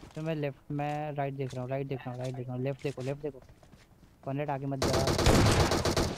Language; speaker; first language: Hindi; native; Hindi